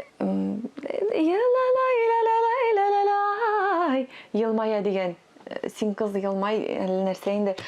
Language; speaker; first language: Tatar; non-native, local second language; Russian